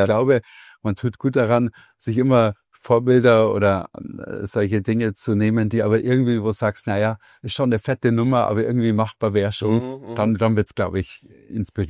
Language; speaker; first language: German; native; German